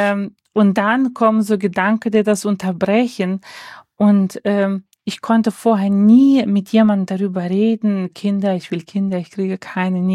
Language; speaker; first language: German; early bilingual, other home language; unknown